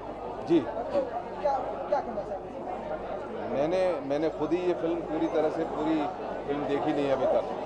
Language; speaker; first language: Hindi; native; Hindi